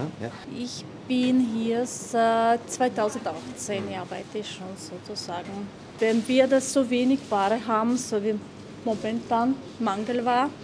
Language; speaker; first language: German; non-native, fluent; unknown